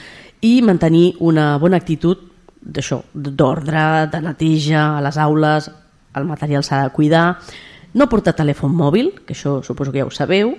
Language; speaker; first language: Catalan; native; Catalan